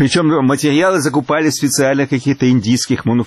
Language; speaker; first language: Russian; native; Russian